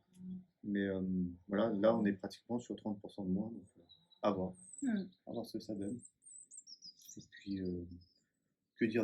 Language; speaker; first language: French; native; French